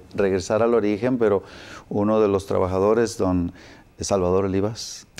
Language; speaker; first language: Spanish; native; Spanish